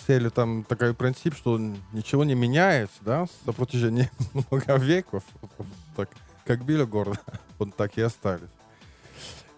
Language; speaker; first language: Russian; non-native, learner; French